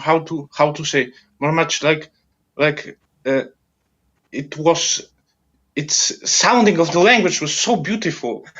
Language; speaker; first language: English; non-native, fluent; Polish